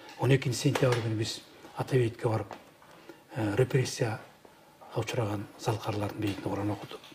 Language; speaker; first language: Kyrgyz; native; Kyrgyz